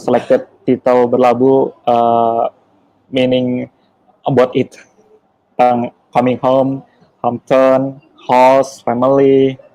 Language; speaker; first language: English; non-native, learner; Indonesian